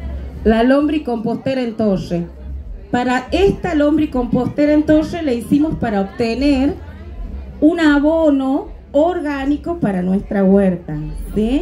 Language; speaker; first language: Spanish; native; Spanish